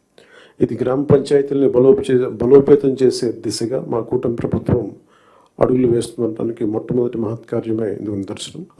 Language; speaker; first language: Telugu; native; Telugu